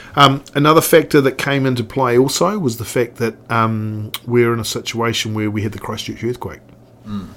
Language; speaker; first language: English; native; English